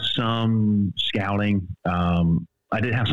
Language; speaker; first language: English; native; English